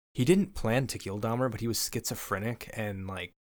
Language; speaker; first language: English; native; English